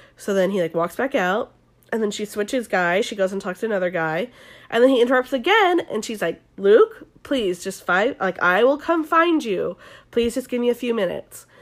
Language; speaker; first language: English; native; English